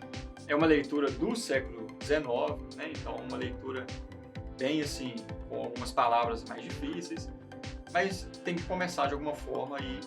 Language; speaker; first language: Portuguese; native; Portuguese